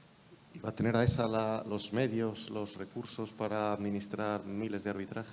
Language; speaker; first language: Spanish; native; Spanish